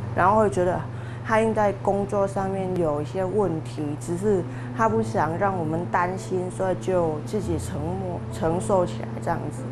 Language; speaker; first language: Chinese; non-native, fluent; Vietnamese